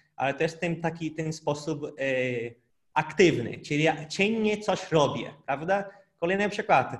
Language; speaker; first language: Polish; non-native, fluent; Portuguese